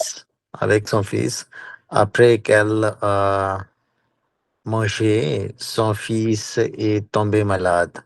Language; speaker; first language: French; non-native, learner; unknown